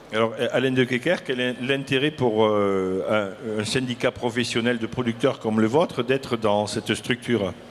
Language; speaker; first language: French; native; French